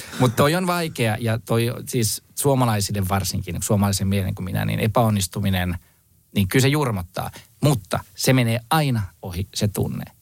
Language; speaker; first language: Finnish; native; Finnish